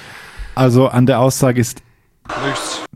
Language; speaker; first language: German; native; German